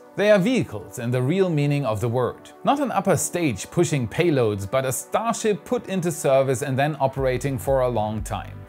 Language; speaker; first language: English; non-native, fluent; German